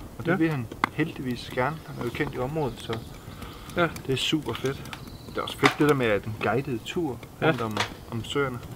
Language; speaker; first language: Danish; native; Danish